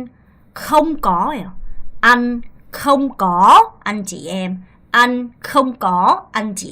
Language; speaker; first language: Vietnamese; non-native, fluent; Korean